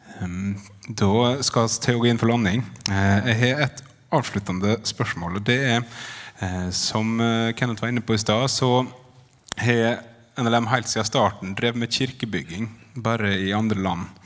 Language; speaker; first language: Norwegian; native; Norwegian